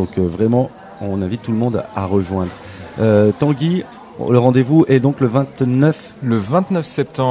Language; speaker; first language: French; native; French